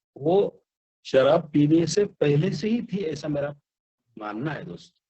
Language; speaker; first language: Hindi; non-native, local second language; Marathi